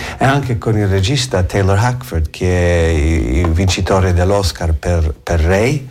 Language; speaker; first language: Italian; non-native, learner; English